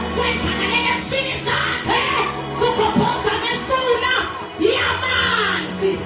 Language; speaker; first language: Zulu; native; Zulu